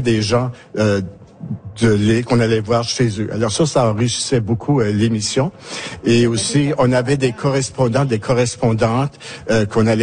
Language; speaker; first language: French; native; French